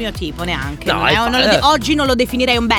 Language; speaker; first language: Italian; native; Italian